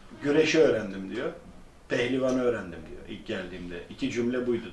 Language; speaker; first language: Turkish; early bilingual, other home language; Albanian